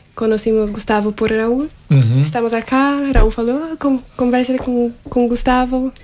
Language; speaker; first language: Spanish; non-native, learner; Portuguese